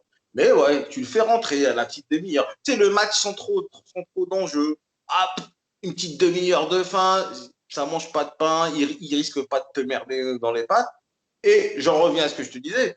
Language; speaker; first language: French; native; French